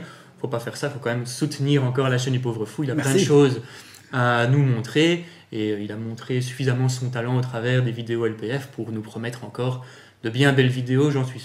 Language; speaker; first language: French; native; French